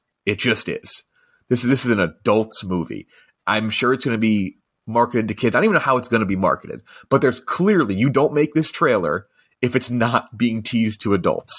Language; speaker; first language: English; native; English